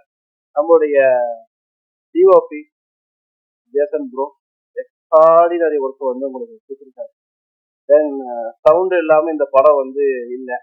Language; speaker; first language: Tamil; native; Tamil